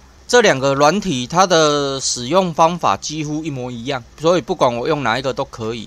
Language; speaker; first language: Chinese; native; Chinese